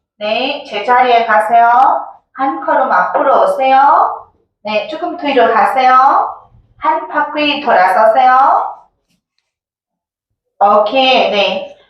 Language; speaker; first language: Korean; non-native, fluent; Nepali